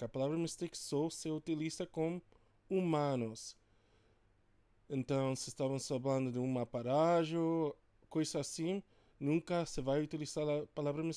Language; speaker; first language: Portuguese; non-native, fluent; English